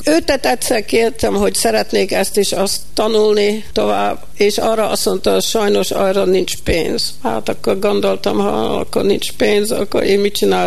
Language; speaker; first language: Hungarian; early bilingual, heritage; Hungarian